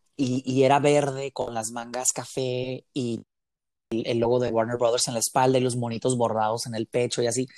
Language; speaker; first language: Spanish; native; Spanish